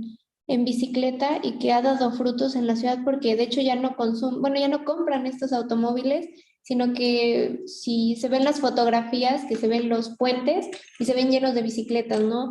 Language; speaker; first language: Spanish; native; Spanish